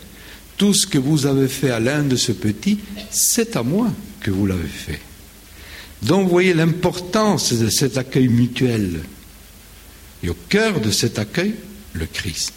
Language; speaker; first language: French; non-native, fluent; Spanish